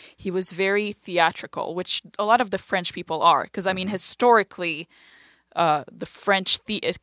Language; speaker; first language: English; non-native, fluent; French